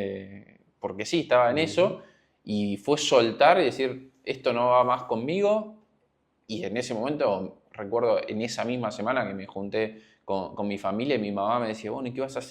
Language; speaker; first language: Spanish; native; Spanish